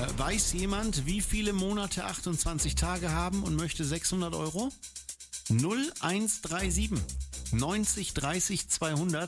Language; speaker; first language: German; native; German